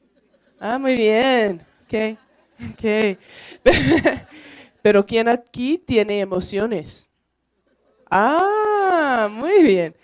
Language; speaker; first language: Spanish; non-native, learner; English